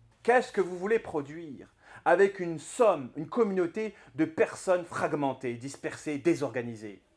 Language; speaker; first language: French; native; French